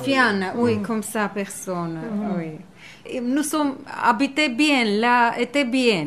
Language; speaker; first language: French; non-native, learner; Armenian